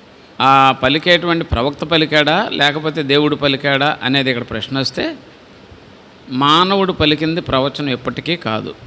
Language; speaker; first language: Telugu; native; Telugu